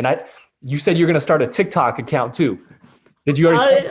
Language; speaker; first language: English; native; English